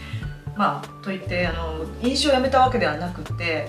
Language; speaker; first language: Japanese; native; Japanese